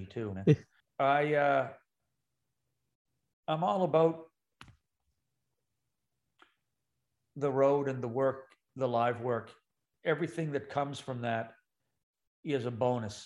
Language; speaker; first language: English; native; English